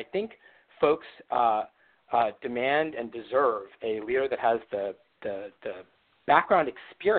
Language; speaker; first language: English; native; English